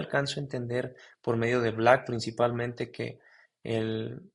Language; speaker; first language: Spanish; native; Spanish